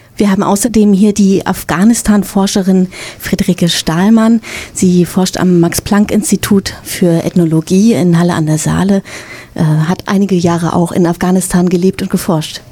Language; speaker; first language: German; native; German